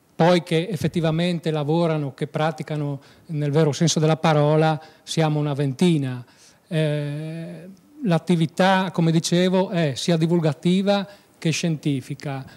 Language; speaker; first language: Italian; native; Italian